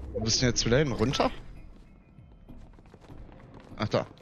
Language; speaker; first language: German; native; German